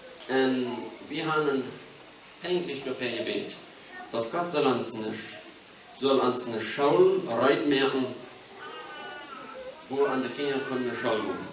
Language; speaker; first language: German; non-native, local second language; Plautdietsch